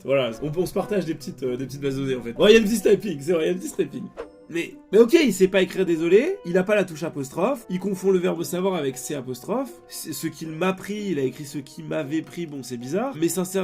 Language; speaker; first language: French; native; French